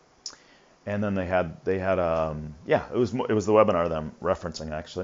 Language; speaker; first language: English; native; English